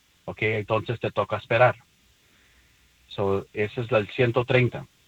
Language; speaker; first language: Spanish; early bilingual, heritage; Spanish